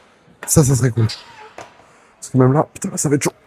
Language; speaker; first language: French; native; French